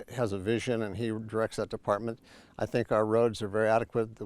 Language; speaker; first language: English; native; English